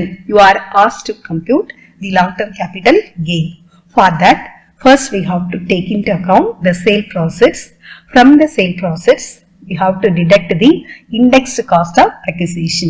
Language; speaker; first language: English; non-native, local second language; Tamil